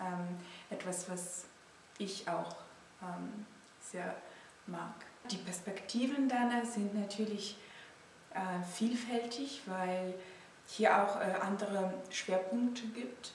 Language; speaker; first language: German; non-native, fluent; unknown